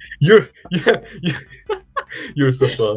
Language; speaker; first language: English; non-native, learner; Korean